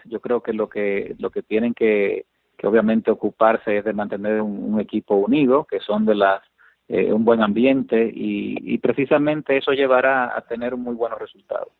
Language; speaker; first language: Spanish; native; Spanish